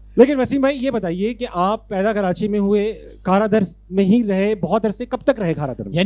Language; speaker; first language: Urdu; native; Urdu